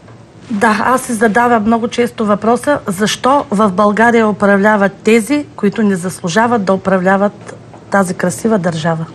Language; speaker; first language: Bulgarian; native; Bulgarian